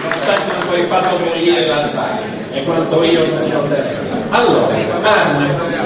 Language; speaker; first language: Italian; native; Italian